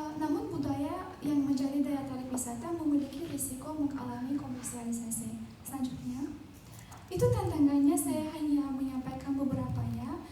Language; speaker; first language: Indonesian; non-native, fluent; Azerbaijani